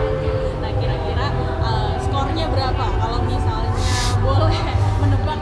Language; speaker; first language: Indonesian; native; Indonesian